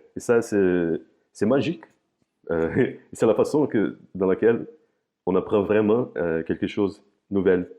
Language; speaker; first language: French; non-native, fluent; Portuguese